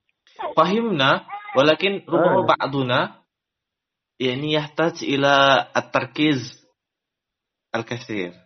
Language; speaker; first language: Arabic; non-native, fluent; Indonesian